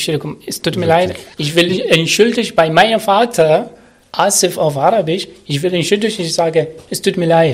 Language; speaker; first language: German; non-native, learner; Arabic